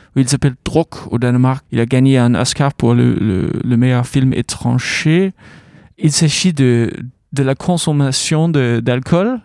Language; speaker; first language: French; non-native, fluent; Danish